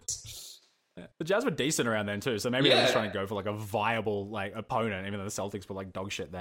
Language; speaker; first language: English; native; English